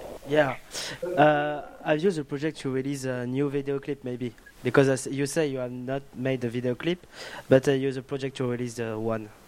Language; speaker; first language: English; non-native, learner; French